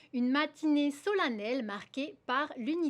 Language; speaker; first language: French; native; French